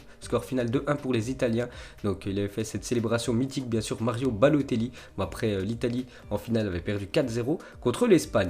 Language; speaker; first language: French; native; French